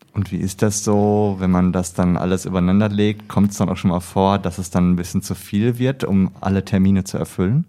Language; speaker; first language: German; native; German